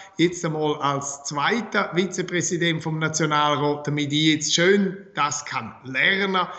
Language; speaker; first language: German; non-native, local second language; Romansh